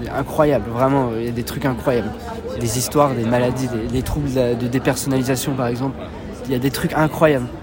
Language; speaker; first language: French; native; French